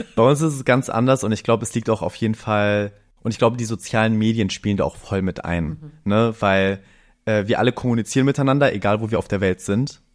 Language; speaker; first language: German; early bilingual, other home language; Greek